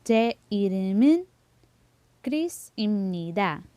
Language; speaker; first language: Korean; non-native, learner; Filipino